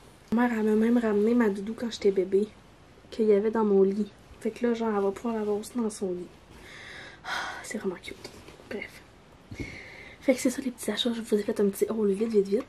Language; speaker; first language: French; native; French